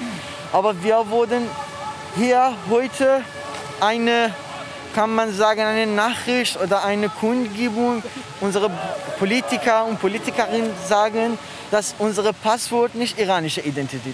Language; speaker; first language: German; non-native, learner; Persian